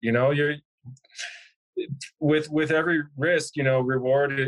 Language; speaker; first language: English; native; English